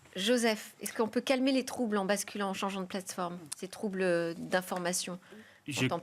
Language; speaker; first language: French; native; French